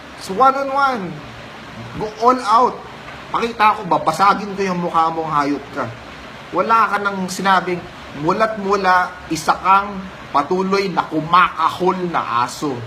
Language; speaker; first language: Filipino; native; Filipino